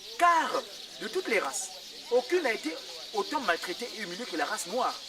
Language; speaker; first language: French; non-native, local second language; Kongo